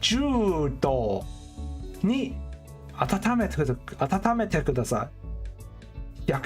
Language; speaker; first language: Japanese; non-native, learner; English